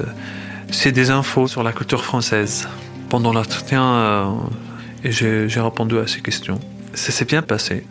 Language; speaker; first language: French; non-native, fluent; Arabic